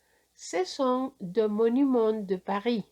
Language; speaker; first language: French; non-native, fluent; Spanish